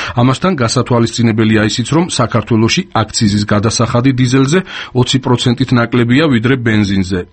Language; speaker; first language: Georgian; native; Georgian